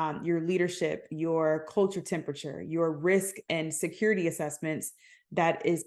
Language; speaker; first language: English; native; English